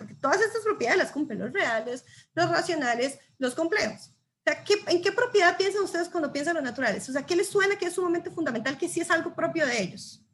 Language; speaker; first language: Spanish; native; Spanish